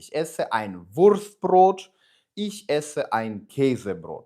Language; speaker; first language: German; non-native, fluent; Ukrainian